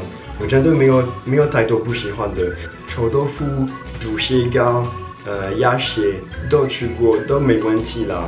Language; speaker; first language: Chinese; non-native, fluent; French